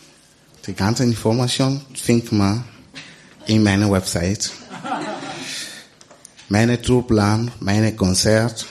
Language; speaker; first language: German; non-native, learner; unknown